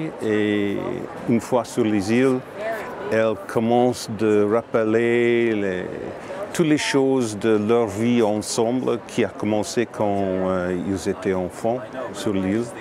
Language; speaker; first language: French; non-native, learner; English